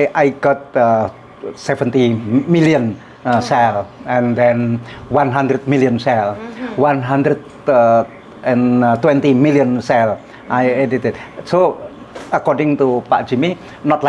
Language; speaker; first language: English; non-native, learner; Indonesian